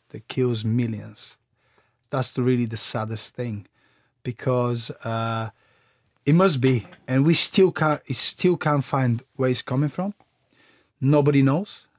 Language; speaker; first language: English; non-native, fluent; Bulgarian